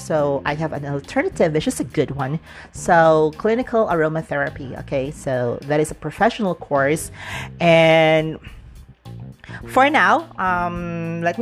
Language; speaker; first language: English; non-native, local second language; Cebuano